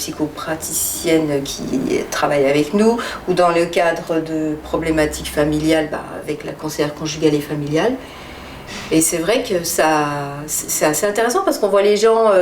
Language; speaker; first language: French; native; French